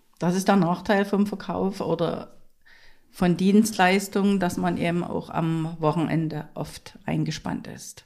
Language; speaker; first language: German; native; German